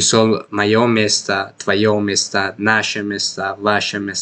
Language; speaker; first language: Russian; non-native, fluent; Tajik